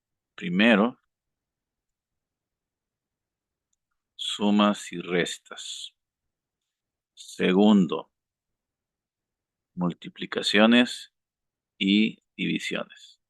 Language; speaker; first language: Spanish; native; Spanish